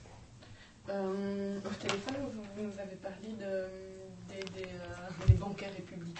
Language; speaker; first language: French; native; French